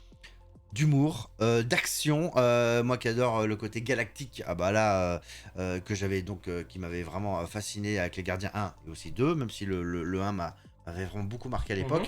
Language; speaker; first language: French; native; French